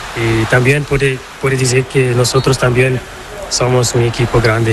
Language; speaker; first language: Spanish; non-native, learner; Portuguese